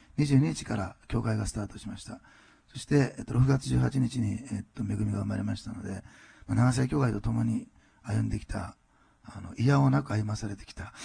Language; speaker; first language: Japanese; native; Japanese